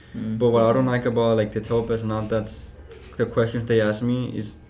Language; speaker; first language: English; early bilingual, other home language; Spanish